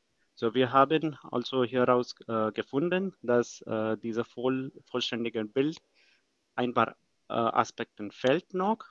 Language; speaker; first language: German; non-native, fluent; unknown